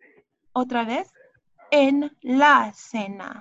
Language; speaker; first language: Spanish; non-native, fluent; English